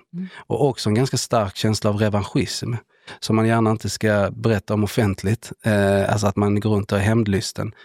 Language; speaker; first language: Swedish; early bilingual, other home language; Spanish